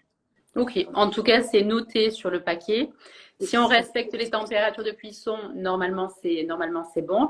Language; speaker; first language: French; native; French